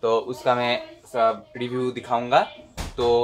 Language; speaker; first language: Hindi; non-native, local second language; Bangla